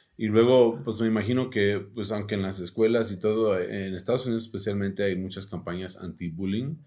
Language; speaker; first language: Spanish; early bilingual, heritage; Spanish